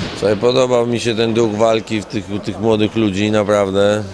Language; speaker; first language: Polish; native; Polish